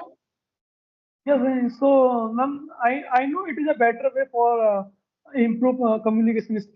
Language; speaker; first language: English; non-native, learner; Hindi